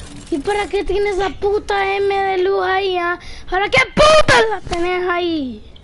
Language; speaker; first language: Spanish; early bilingual, heritage; Spanish